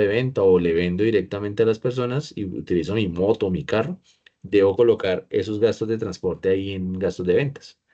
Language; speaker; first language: Spanish; native; Spanish